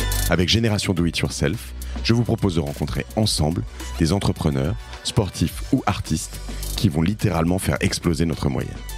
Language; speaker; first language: French; native; French